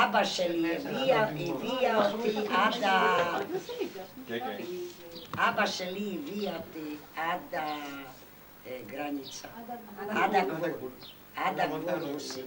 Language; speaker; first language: Hebrew; non-native, fluent; Yiddish